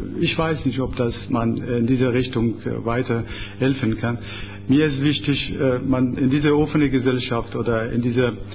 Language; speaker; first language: German; non-native, fluent; Persian